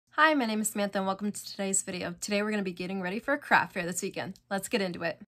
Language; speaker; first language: English; native; English